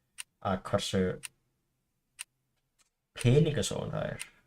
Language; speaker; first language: Icelandic; non-native, learner; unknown